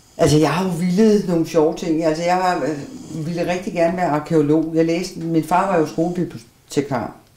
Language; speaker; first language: Danish; native; Danish